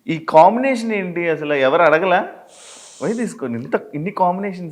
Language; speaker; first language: Telugu; native; Telugu